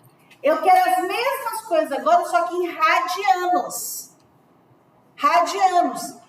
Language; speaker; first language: Portuguese; native; Portuguese